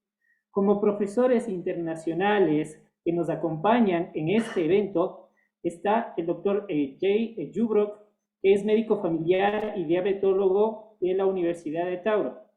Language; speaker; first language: Spanish; native; Spanish